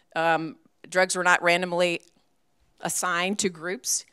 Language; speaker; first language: English; native; English